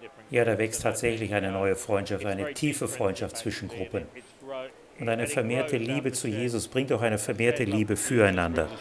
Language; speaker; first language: German; native; German